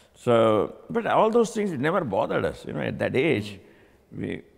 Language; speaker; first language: English; non-native, local second language; Tamil